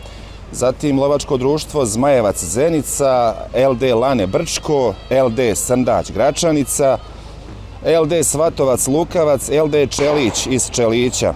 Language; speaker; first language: Croatian; native; Croatian